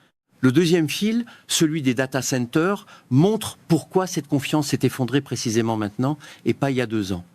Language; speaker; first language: French; native; French